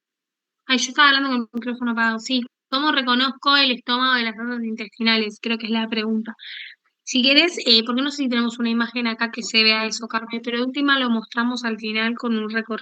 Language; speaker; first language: Spanish; native; Spanish